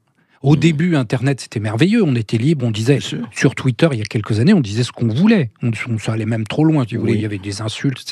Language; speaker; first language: French; native; French